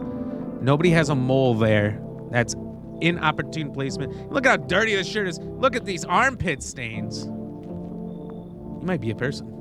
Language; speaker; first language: English; native; English